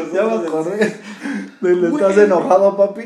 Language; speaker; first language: Spanish; native; Spanish